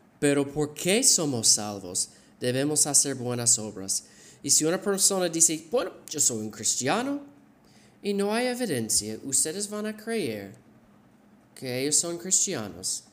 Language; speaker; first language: Spanish; non-native, fluent; English